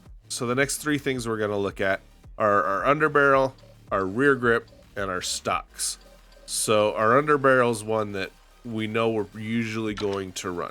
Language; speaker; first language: English; native; English